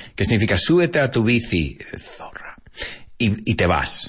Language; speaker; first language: Spanish; non-native, fluent; English